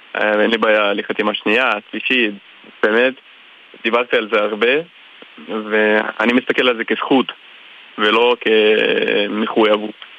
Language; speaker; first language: Hebrew; non-native, fluent; Russian